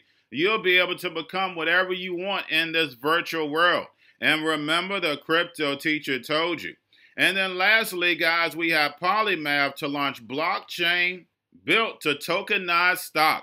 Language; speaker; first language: English; native; English